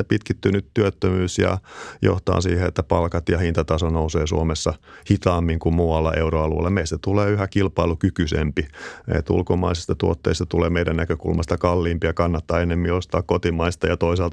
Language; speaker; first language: Finnish; native; Finnish